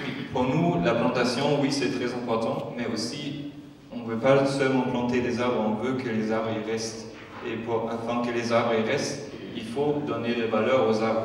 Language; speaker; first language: French; non-native, fluent; German